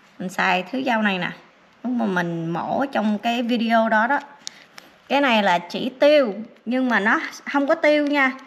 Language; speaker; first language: Vietnamese; early bilingual, heritage; Vietnamese